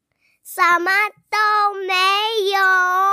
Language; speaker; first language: Chinese; early bilingual, heritage; English